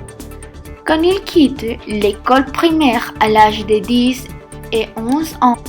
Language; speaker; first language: French; non-native, learner; Spanish